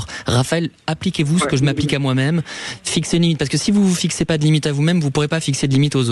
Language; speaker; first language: French; native; French